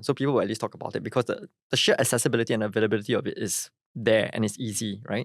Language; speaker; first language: English; native; English